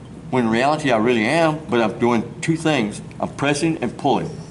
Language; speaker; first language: English; early bilingual, other home language; Spanish